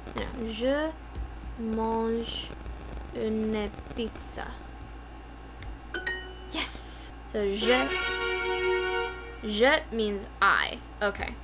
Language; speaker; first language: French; non-native, learner; English